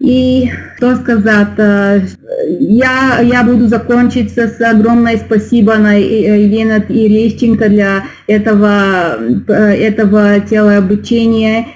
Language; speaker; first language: Russian; non-native, learner; Bulgarian